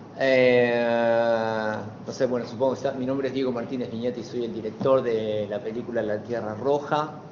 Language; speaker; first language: Spanish; native; Spanish